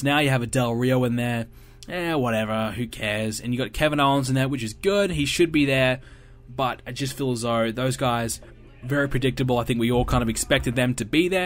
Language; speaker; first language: English; native; English